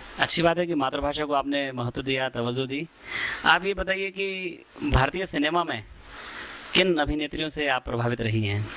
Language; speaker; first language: Hindi; non-native, local second language; Sindhi